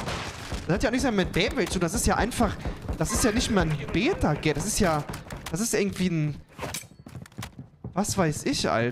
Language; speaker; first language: German; native; German